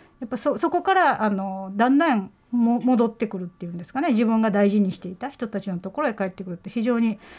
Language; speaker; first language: Japanese; native; Japanese